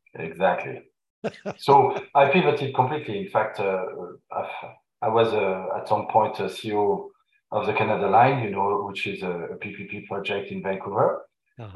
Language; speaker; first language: English; non-native, fluent; French